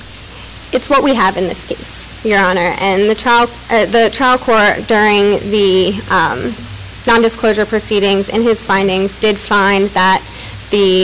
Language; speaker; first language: English; native; English